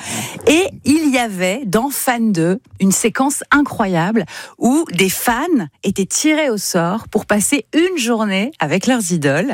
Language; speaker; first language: French; native; French